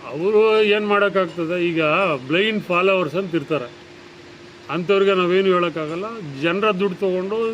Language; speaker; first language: Kannada; native; Kannada